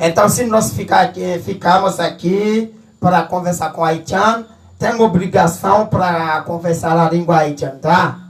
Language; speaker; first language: Portuguese; non-native, learner; Haitian Creole